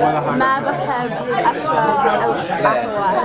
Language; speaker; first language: Arabic; non-native, learner; English